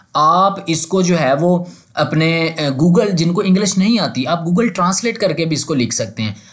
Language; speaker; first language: Urdu; non-native, local second language; Punjabi